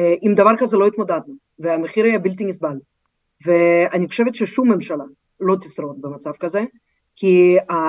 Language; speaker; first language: Hebrew; non-native, fluent; Russian